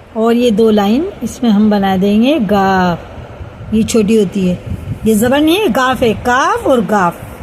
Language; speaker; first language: Hindi; native; Hindi